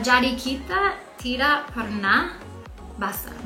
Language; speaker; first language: Indonesian; non-native, learner; English